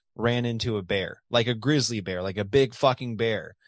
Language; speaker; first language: English; native; English